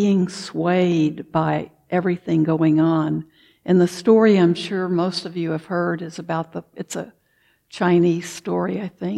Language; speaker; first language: English; native; English